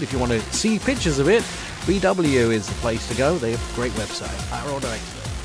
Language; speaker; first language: English; native; English